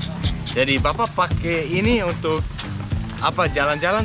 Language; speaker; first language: Indonesian; non-native, learner; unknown